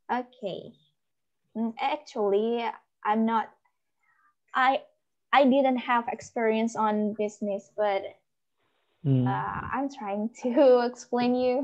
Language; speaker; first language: English; non-native, learner; Indonesian